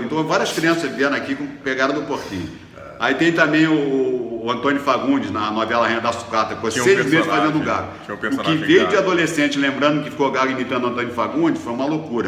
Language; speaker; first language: Portuguese; native; Portuguese